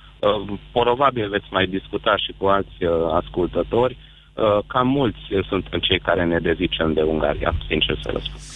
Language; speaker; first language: Romanian; non-native, local second language; Hungarian